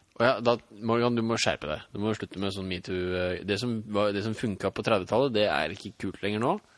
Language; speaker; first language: Norwegian; native; Norwegian